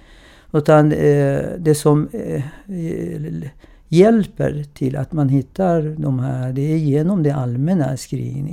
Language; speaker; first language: Swedish; non-native, fluent; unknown